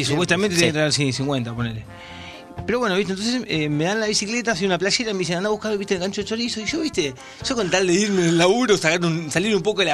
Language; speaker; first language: Spanish; native; Spanish